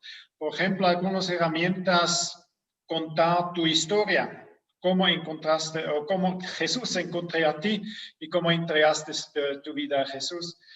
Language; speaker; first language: Spanish; non-native, fluent; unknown